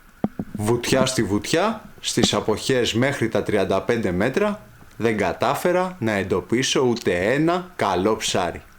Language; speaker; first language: Greek; native; Greek